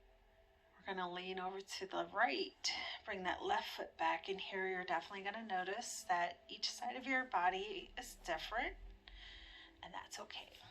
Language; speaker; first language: English; native; English